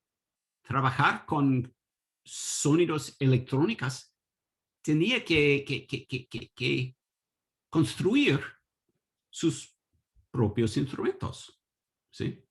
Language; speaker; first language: Spanish; non-native, learner; English